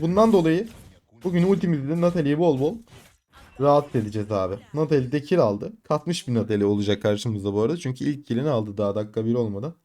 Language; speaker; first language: Turkish; native; Turkish